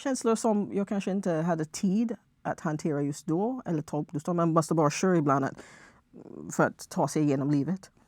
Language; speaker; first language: Swedish; non-native, fluent; English